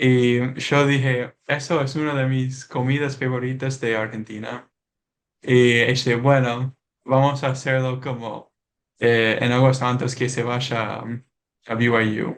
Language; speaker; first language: Spanish; non-native, learner; English